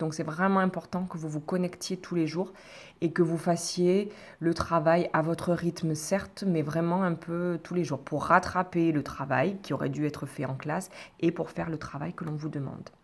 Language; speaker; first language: French; native; French